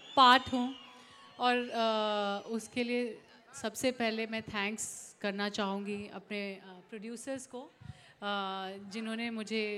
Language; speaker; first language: Hindi; native; Hindi